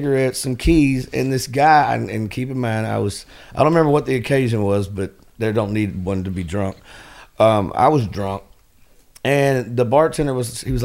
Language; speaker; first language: English; native; English